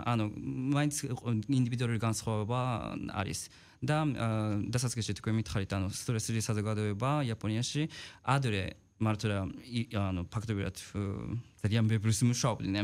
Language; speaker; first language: Georgian; non-native, fluent; Japanese